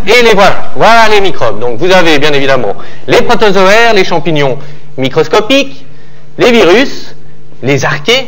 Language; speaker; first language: French; native; French